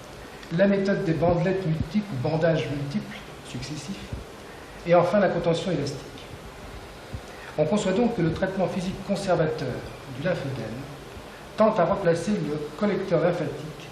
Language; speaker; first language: French; native; French